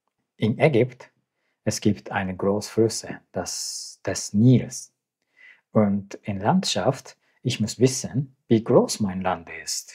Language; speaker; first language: German; non-native, learner; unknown